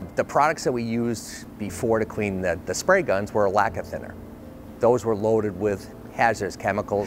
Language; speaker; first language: English; native; English